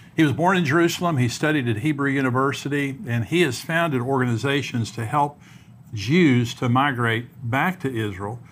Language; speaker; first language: English; native; English